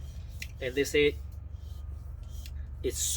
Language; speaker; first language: English; non-native, fluent; Chinese